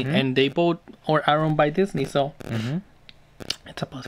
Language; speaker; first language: English; native; English